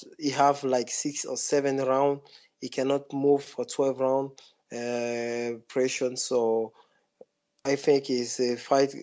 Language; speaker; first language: English; non-native, fluent; French